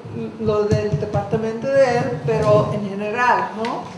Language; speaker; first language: Spanish; non-native, fluent; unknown